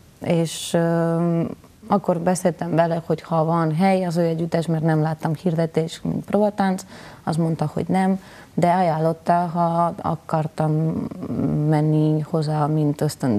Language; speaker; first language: Hungarian; non-native, learner; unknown